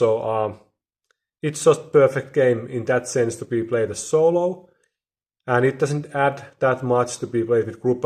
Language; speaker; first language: English; non-native, fluent; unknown